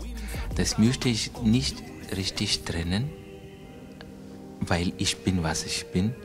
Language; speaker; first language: German; non-native, fluent; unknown